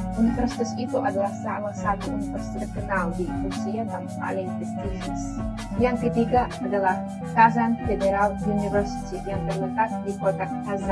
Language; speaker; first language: Indonesian; non-native, learner; Russian